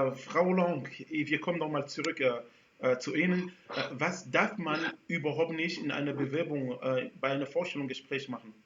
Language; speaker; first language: German; non-native, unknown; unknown